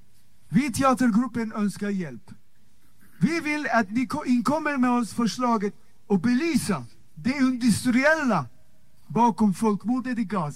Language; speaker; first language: Swedish; non-native, fluent; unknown